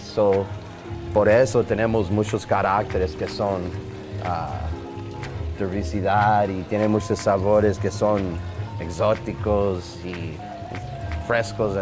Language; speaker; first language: Spanish; non-native, learner; English